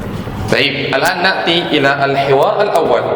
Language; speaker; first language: Arabic; non-native, fluent; Indonesian